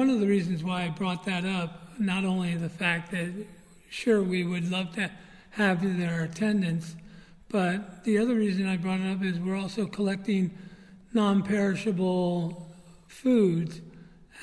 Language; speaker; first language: English; native; English